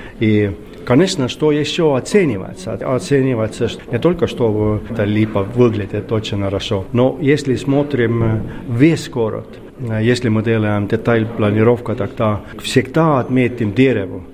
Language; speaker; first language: Russian; non-native, learner; Estonian